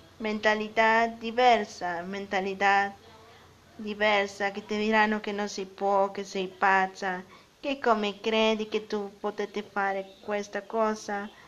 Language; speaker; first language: Italian; non-native, learner; Spanish